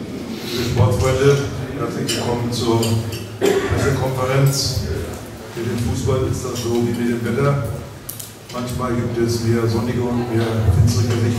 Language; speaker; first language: German; native; German